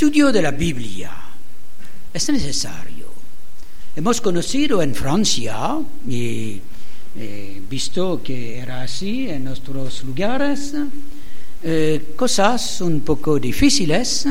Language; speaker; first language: Spanish; non-native, fluent; French